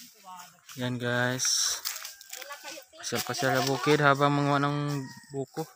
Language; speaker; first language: Filipino; non-native, local second language; Bikol